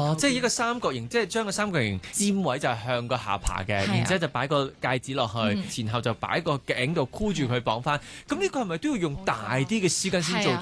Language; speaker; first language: Cantonese; native; Cantonese